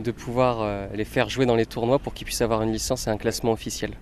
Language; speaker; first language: French; native; French